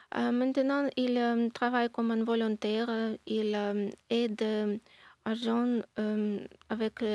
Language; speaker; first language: French; non-native, learner; Ukrainian